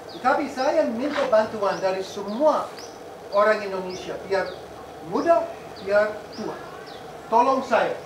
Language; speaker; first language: Indonesian; non-native, fluent; English